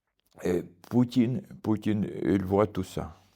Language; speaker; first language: French; non-native, learner; Ukrainian